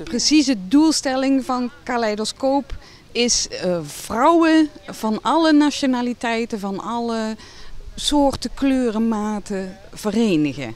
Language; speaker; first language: Dutch; native; Dutch